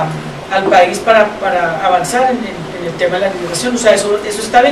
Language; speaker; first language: Spanish; native; Spanish